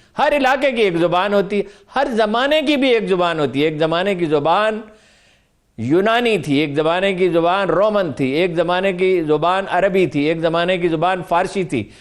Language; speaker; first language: Urdu; non-native, local second language; Punjabi